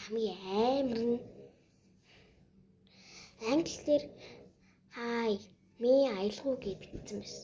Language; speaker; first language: Mongolian; early bilingual, heritage; Mongolian